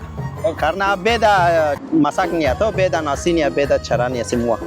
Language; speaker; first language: Indonesian; non-native, learner; Persian